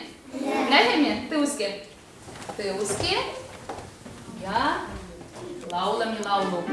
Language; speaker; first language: Estonian; non-native, local second language; Russian